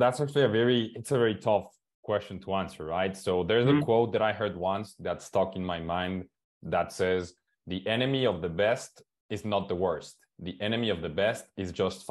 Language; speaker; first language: English; non-native, fluent; Spanish